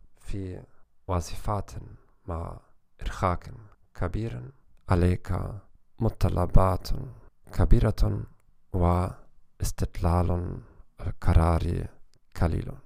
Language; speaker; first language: Arabic; non-native, learner; German